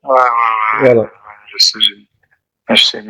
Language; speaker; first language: French; non-native, local second language; Dutch